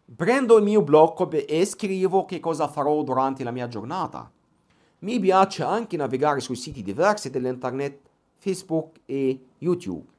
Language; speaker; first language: Italian; non-native, fluent; Arabic